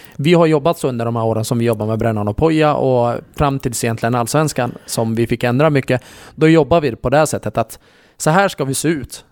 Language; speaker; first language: Swedish; early bilingual, other home language; Kurdish